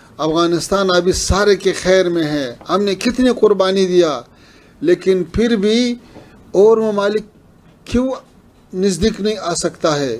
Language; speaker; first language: Hindi; non-native, fluent; Pashto